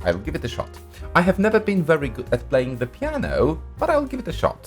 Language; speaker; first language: English; non-native, fluent; Polish